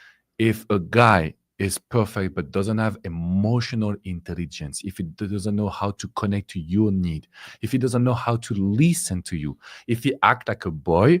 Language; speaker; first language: English; non-native, fluent; French